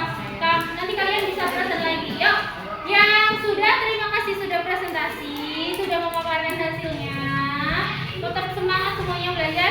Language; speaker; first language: Indonesian; native; Indonesian